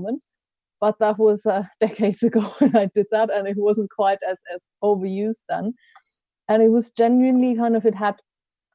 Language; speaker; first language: English; non-native, fluent; German